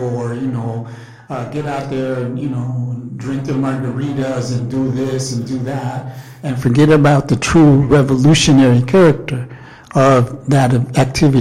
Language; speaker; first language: English; native; English